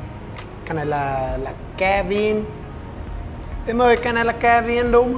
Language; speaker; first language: Vietnamese; non-native, learner; English